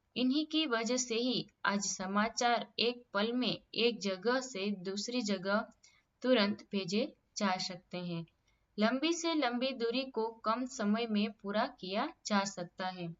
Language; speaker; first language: Hindi; non-native, local second language; Gujarati